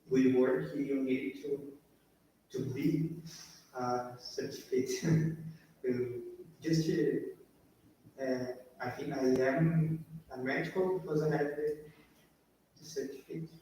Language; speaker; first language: English; non-native, learner; Portuguese